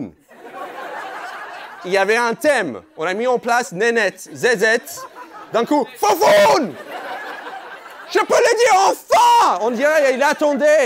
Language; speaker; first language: French; non-native, fluent; English